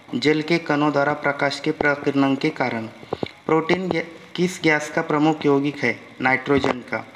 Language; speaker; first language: Hindi; non-native, local second language; Marathi